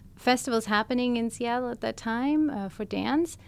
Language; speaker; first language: English; non-native, fluent; German